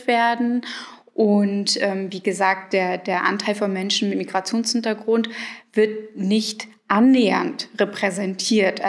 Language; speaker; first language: German; early bilingual, other home language; Arabic